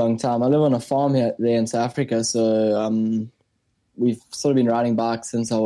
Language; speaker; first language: English; native; English